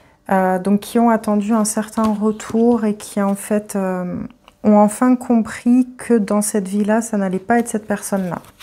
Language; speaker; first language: French; native; French